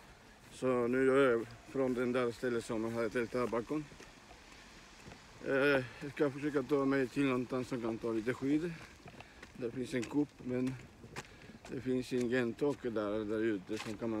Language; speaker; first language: Swedish; non-native, learner; Spanish